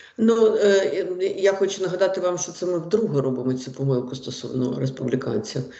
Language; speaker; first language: Ukrainian; non-native, local second language; Russian